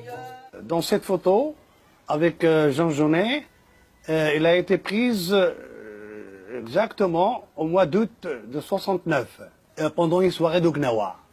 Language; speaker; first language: French; non-native, fluent; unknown